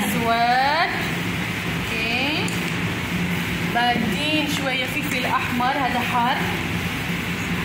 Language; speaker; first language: Arabic; non-native, learner; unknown